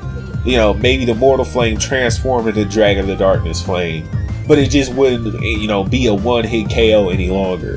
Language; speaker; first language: English; native; English